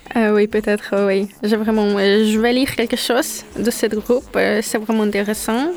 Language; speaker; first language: French; non-native, learner; Ukrainian